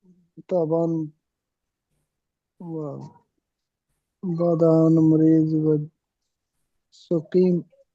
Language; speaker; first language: Arabic; non-native, learner; Urdu